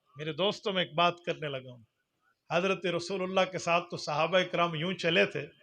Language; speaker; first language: Urdu; non-native, local second language; Punjabi